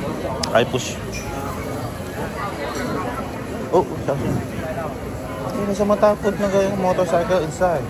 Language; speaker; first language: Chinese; non-native, learner; Filipino